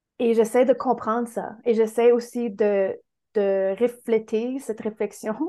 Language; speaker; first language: French; native; French